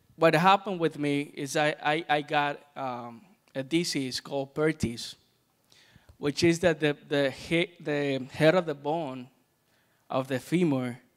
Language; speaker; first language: English; non-native, fluent; Spanish